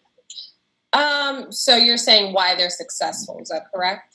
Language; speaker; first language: English; native; English